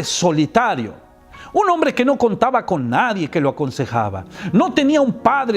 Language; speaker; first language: Spanish; native; Spanish